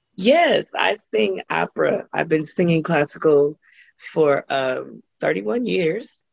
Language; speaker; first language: English; native; English